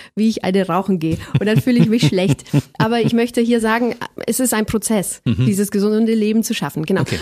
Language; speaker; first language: German; native; German